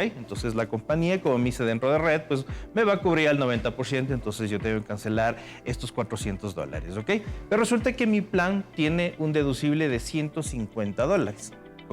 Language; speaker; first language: Spanish; native; Spanish